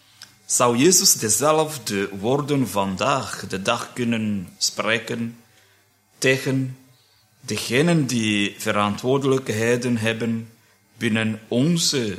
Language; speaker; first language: Dutch; non-native, fluent; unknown